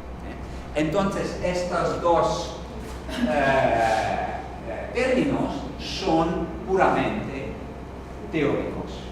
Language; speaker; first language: Spanish; non-native, fluent; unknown